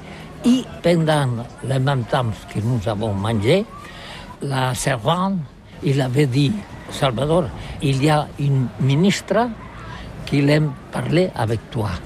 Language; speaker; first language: French; non-native, learner; Catalan